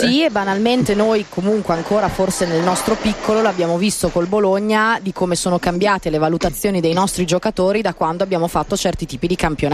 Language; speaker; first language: Italian; native; Italian